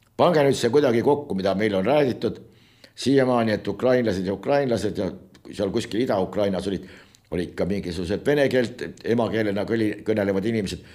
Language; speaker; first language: Estonian; native; Estonian